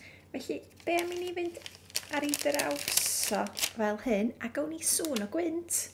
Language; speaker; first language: Welsh; native; Welsh